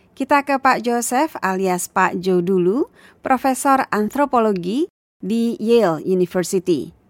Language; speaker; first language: Indonesian; native; Indonesian